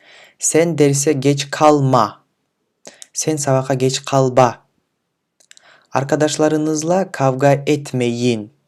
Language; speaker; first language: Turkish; non-native, fluent; Kyrgyz